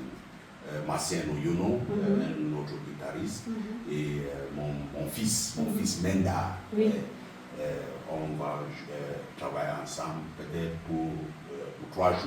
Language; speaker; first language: French; non-native, local second language; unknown